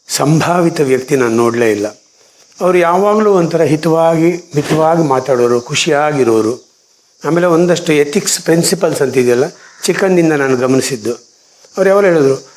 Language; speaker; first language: Kannada; non-native, local second language; Konkani